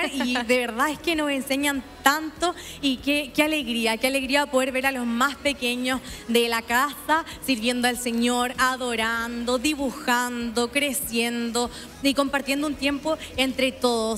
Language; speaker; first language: Spanish; native; Spanish